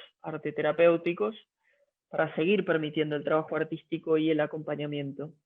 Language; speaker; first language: Spanish; native; Spanish